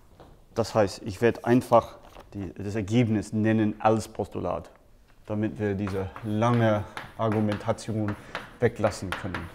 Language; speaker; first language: German; non-native, fluent; English